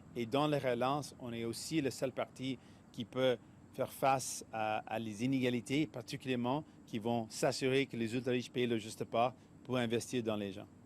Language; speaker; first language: French; non-native, local second language; English